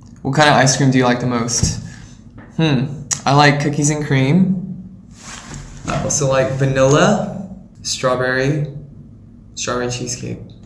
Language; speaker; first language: English; early bilingual, other home language; Korean